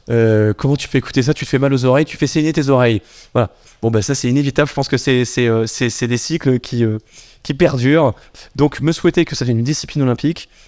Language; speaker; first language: French; native; French